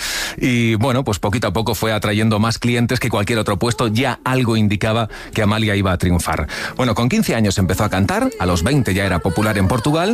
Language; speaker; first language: Spanish; native; Spanish